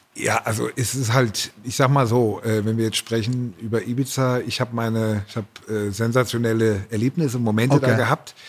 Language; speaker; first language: German; native; German